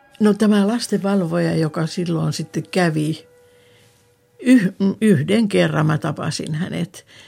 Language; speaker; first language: Finnish; native; Finnish